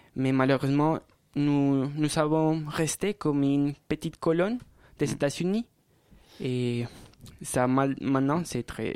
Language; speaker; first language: French; non-native, learner; Spanish